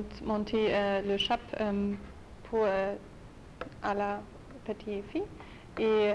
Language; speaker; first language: French; non-native, learner; German